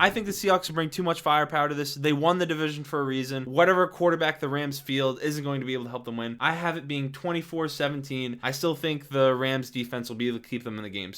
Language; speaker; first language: English; native; English